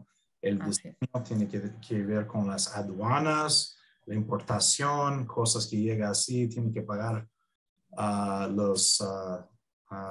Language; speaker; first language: Spanish; non-native, fluent; English